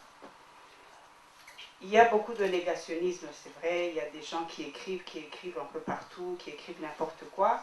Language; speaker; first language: French; non-native, local second language; Kinyarwanda